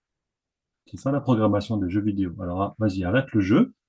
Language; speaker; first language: French; native; French